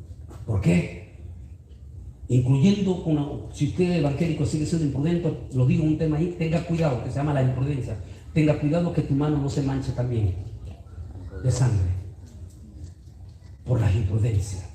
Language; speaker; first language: Spanish; native; Spanish